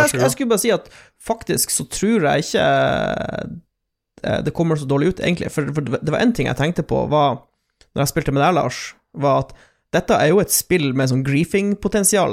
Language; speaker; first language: Norwegian; native; Norwegian